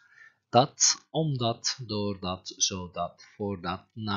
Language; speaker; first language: Dutch; non-native, fluent; Turkish